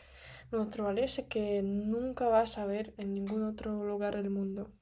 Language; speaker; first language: Spanish; non-native, fluent; Russian